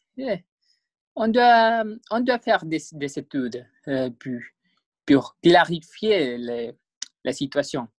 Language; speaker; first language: French; non-native, learner; Spanish